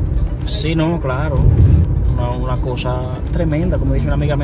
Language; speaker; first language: Spanish; native; Spanish